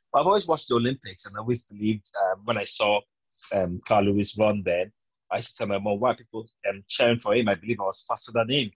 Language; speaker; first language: English; non-native, local second language; Yoruba